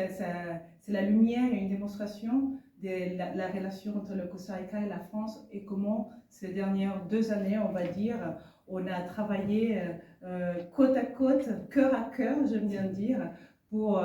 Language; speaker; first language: French; non-native, fluent; Spanish